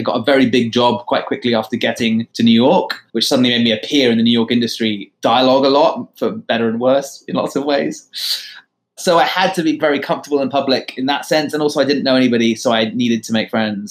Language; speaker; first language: English; native; English